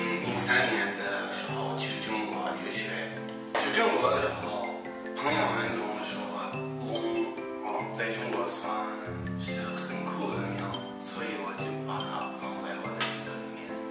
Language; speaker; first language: Chinese; non-native, fluent; Arabic